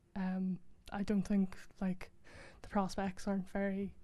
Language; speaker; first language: English; native; English